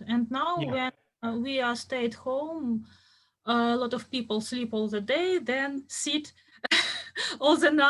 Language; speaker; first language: English; non-native, fluent; Russian